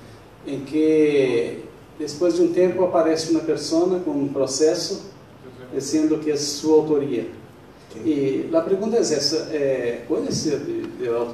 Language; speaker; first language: Spanish; non-native, fluent; Portuguese